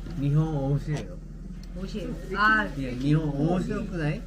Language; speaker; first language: Japanese; native; Japanese